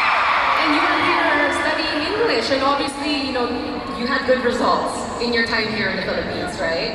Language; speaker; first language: English; non-native, local second language; Filipino